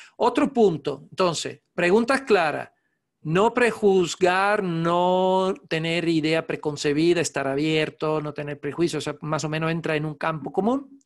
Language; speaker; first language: Spanish; non-native, fluent; Italian